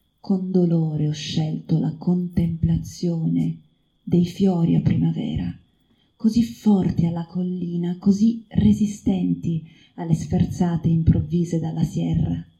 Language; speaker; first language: Italian; native; Italian